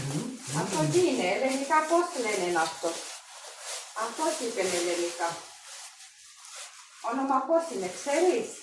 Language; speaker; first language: Greek; non-native, local second language; Armenian